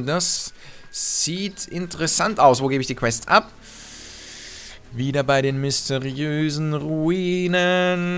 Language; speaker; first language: German; native; German